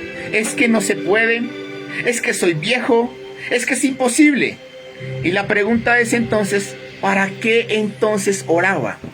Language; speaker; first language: Spanish; native; Spanish